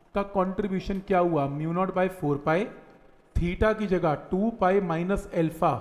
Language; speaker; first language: Hindi; native; Hindi